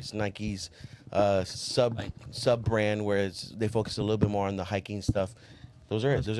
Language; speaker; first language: English; native; English